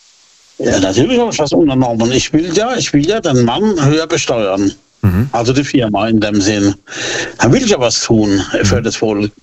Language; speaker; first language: German; native; German